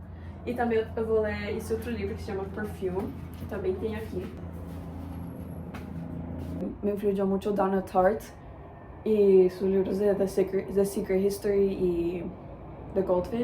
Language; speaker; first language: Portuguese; non-native, fluent; Spanish